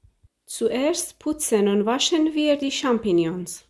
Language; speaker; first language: German; non-native, fluent; Persian